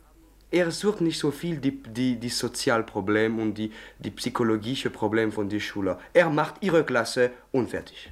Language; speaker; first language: German; non-native, learner; French